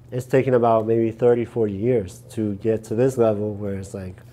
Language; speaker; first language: English; native; English